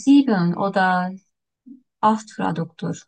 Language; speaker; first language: German; non-native, learner; Turkish